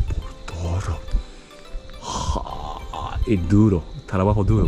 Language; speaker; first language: Spanish; non-native, learner; Japanese